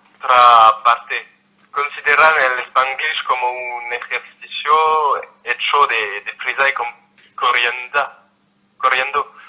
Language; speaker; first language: Spanish; non-native, learner; French